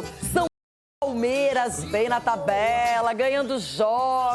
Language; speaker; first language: Portuguese; native; Portuguese